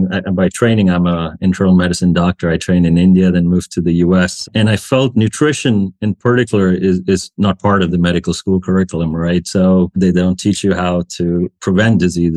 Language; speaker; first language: English; non-native, local second language; Hindi